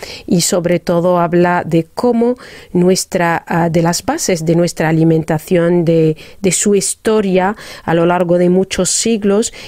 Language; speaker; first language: Spanish; non-native, fluent; Arabic